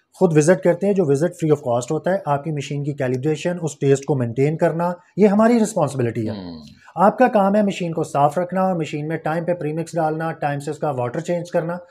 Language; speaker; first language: Urdu; non-native, local second language; Punjabi